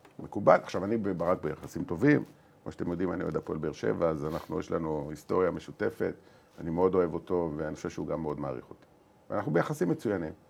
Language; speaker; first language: Hebrew; native; Hebrew